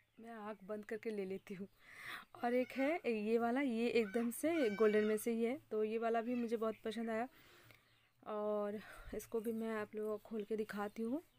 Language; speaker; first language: Hindi; non-native, local second language; Bangla